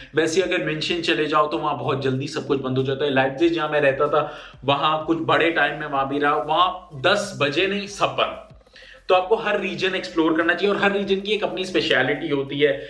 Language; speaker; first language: Urdu; native; Urdu